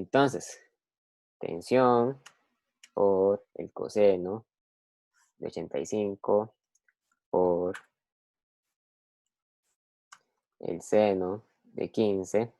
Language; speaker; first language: Spanish; native; Spanish